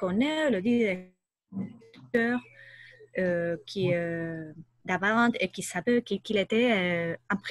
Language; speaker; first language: French; non-native, learner; Spanish